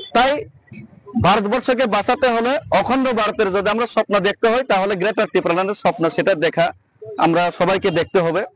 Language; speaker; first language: Bangla; non-native, local second language; Kok Borok